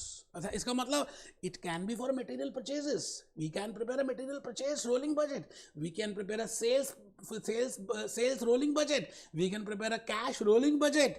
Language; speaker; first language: Hindi; native; Hindi